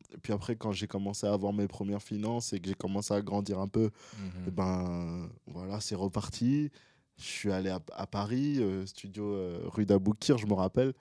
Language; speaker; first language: French; early bilingual, other home language; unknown